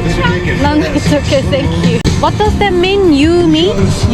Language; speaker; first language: English; non-native, fluent; Korean